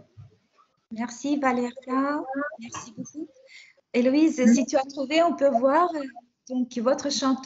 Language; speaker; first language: French; non-native, fluent; Russian